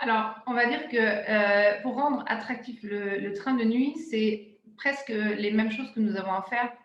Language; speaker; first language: French; non-native, fluent; German